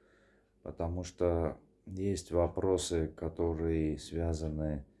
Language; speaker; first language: Russian; non-native, fluent; Armenian